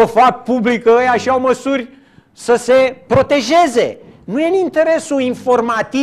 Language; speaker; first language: Romanian; native; Romanian